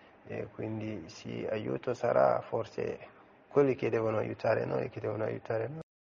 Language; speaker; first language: Italian; non-native, learner; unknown